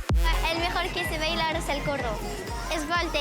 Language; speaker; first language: Spanish; non-native, learner; French